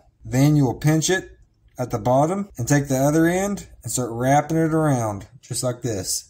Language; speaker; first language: English; native; English